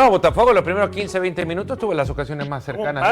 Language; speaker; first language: Spanish; native; Spanish